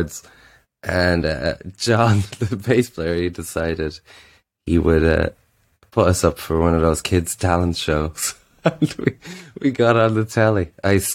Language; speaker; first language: English; native; English